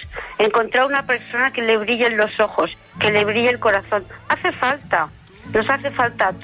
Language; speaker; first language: Spanish; native; Spanish